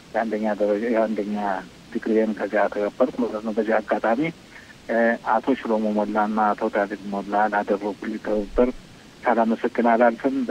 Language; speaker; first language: Amharic; native; Amharic